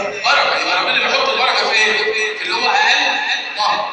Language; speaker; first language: Arabic; native; Arabic